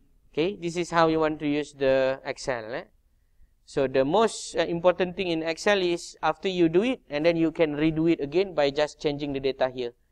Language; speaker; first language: English; non-native, local second language; Malay